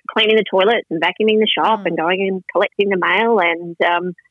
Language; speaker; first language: English; native; English